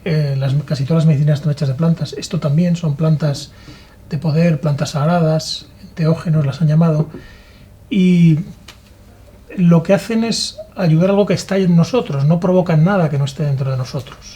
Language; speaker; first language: Spanish; native; Spanish